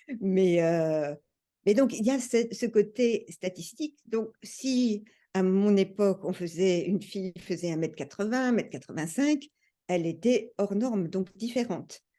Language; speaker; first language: French; early bilingual, other home language; English